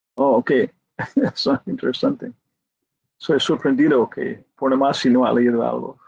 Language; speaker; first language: Spanish; non-native, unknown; English